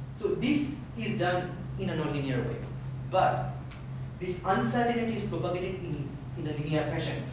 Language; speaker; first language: English; non-native, local second language; Bangla